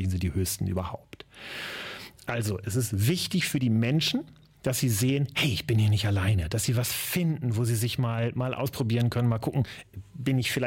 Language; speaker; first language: German; native; German